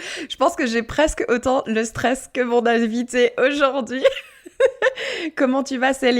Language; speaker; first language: French; native; French